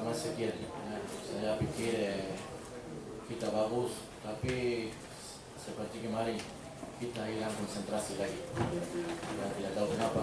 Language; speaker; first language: Indonesian; non-native, learner; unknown